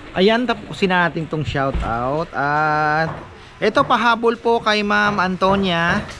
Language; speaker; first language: Filipino; non-native, local second language; Bikol